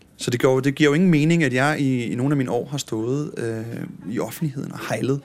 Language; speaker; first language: Danish; native; Danish